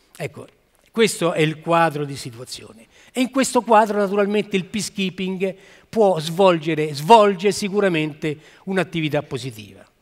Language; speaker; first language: Italian; native; Italian